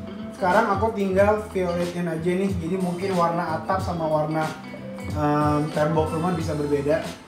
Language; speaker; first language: Indonesian; early bilingual, heritage; Indonesian